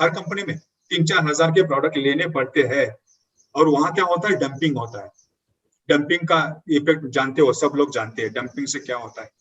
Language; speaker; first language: Hindi; non-native, local second language; Marathi